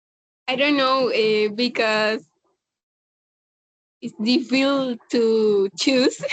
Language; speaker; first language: English; non-native, learner; Spanish